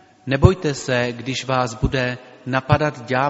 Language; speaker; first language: Czech; native; Czech